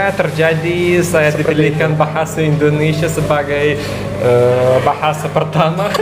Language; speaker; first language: Indonesian; non-native, learner; Russian